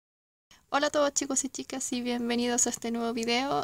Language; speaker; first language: Spanish; native; Spanish